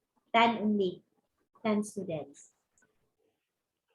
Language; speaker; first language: English; non-native, local second language; Cebuano